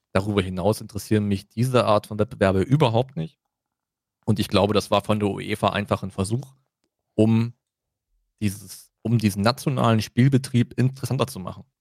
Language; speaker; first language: German; native; German